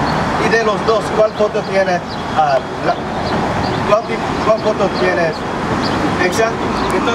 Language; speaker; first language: Spanish; non-native, fluent; English